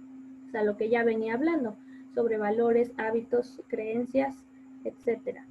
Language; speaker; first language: Spanish; native; Spanish